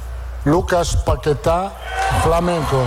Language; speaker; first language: Portuguese; non-native, learner; Italian